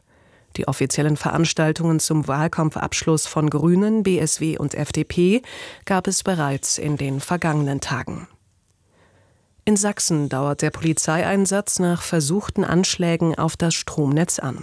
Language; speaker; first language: German; native; German